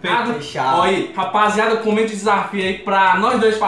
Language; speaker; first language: Portuguese; native; Portuguese